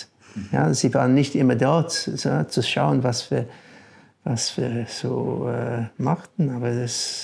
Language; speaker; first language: German; non-native, fluent; English